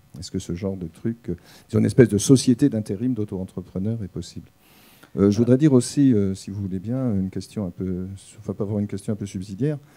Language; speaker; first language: French; native; French